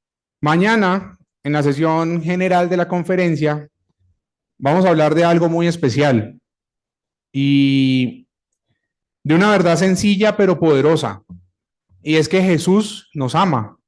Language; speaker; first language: Spanish; native; Spanish